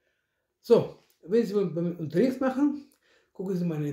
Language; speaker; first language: German; non-native, learner; Russian